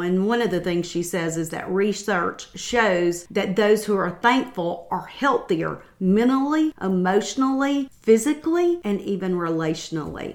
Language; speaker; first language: English; native; English